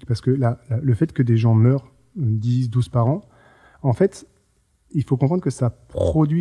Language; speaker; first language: French; native; French